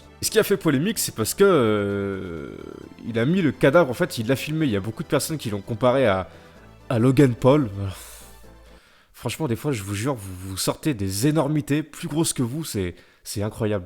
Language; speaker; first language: French; native; French